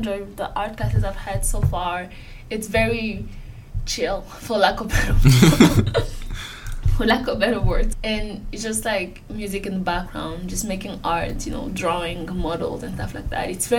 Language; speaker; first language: English; non-native, fluent; French